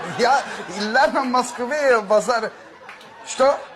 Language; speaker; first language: Russian; non-native, learner; Azerbaijani